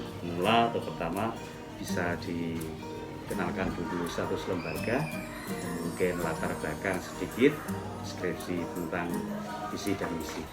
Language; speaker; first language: Indonesian; native; Indonesian